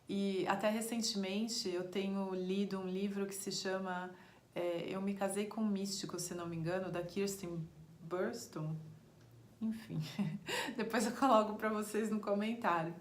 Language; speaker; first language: Portuguese; native; Portuguese